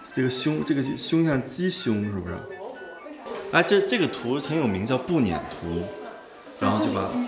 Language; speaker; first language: Chinese; native; Chinese